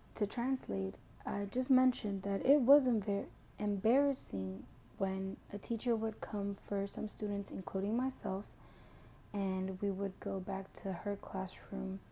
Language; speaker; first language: English; early bilingual, other home language; Spanish